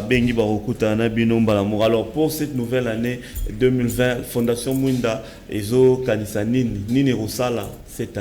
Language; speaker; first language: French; non-native, local second language; Lingala